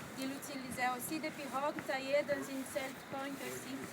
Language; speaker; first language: French; non-native, learner; Portuguese